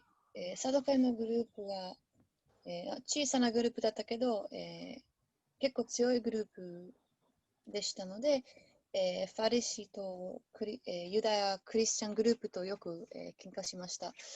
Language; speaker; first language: Japanese; non-native, learner; English